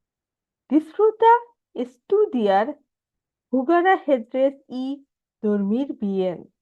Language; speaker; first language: Spanish; non-native, learner; Bangla